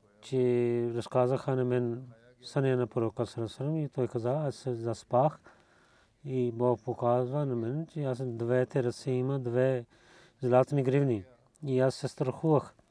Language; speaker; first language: Bulgarian; non-native, learner; Urdu